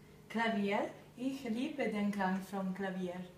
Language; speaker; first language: German; non-native, learner; Italian